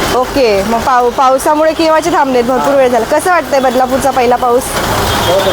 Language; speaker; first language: Marathi; native; Marathi